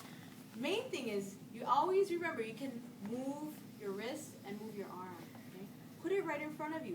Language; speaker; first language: English; native; English